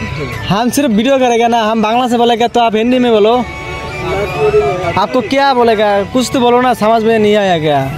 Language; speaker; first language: Hindi; non-native, local second language; Bangla